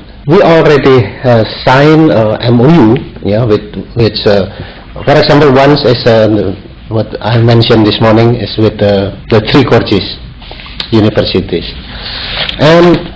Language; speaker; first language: English; non-native, fluent; Indonesian